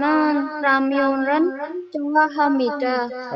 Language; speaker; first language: Korean; non-native, learner; Indonesian